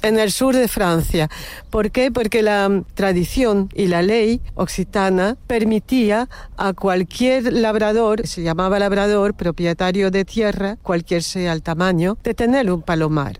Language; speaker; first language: Spanish; non-native, fluent; French